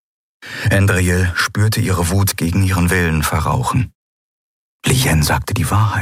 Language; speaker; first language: German; native; German